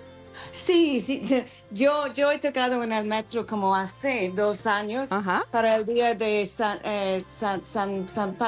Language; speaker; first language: Spanish; non-native, fluent; English